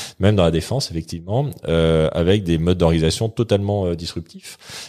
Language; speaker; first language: French; native; French